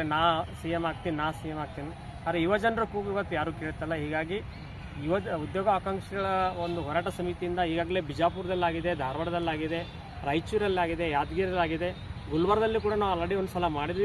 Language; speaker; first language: Kannada; native; Kannada